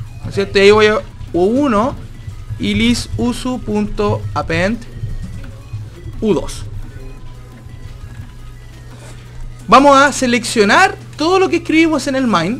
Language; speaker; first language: Spanish; native; Spanish